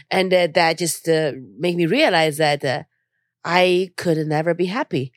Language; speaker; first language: English; non-native, fluent; Chinese